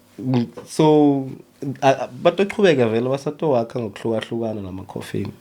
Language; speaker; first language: Zulu; early bilingual, other home language; Swati